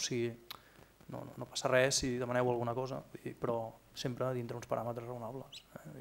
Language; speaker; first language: Catalan; native; Catalan